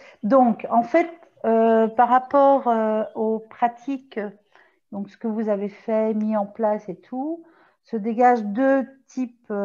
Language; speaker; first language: French; native; French